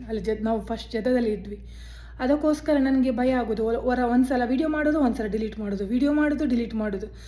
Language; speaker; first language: Kannada; non-native, local second language; Tulu